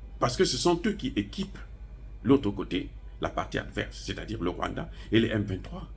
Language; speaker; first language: French; non-native, local second language; Lingala